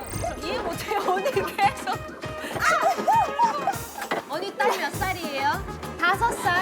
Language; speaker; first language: Korean; non-native, fluent; Chinese